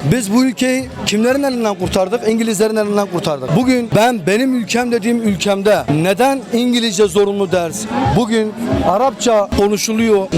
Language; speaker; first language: Turkish; non-native, local second language; Kurdish